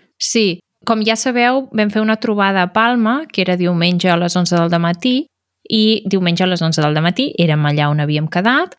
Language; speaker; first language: Catalan; native; Catalan